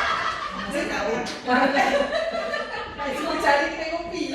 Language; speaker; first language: Malay; native; Malay